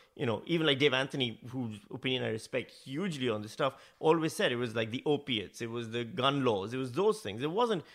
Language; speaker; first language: English; non-native, local second language; Urdu